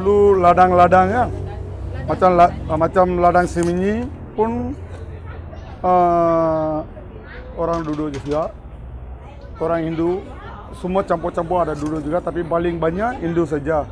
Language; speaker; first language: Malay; non-native, local second language; Tamil